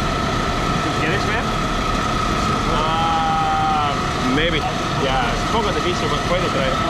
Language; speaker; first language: Spanish; non-native, learner; English